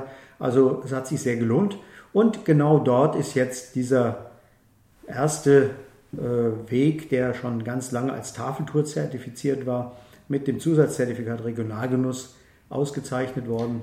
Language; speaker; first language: German; native; German